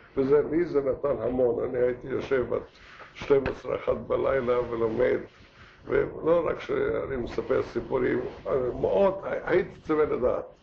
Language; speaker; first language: Hebrew; non-native, fluent; Yiddish